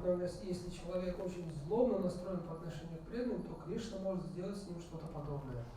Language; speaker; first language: Russian; native; Russian